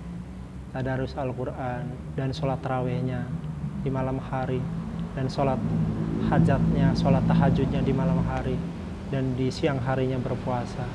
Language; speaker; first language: Indonesian; native; Indonesian